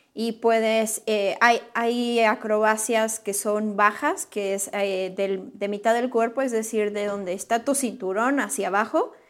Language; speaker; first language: Spanish; native; Spanish